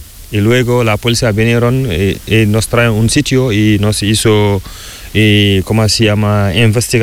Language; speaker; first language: Spanish; non-native, learner; Fula